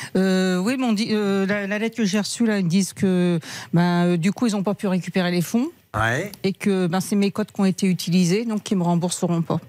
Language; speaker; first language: French; native; French